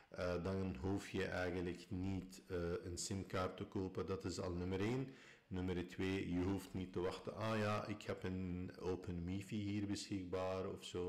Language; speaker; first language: Dutch; non-native, fluent; Arabic